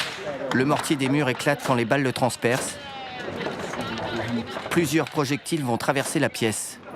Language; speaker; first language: French; native; French